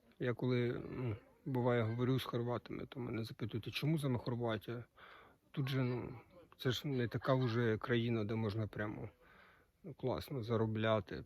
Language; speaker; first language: Ukrainian; native; Ukrainian